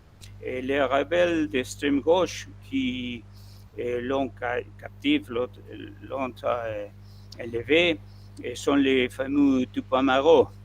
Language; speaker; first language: French; non-native, fluent; Spanish